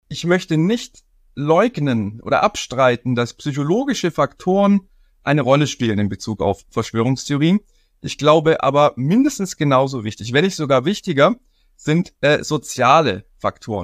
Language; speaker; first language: German; native; German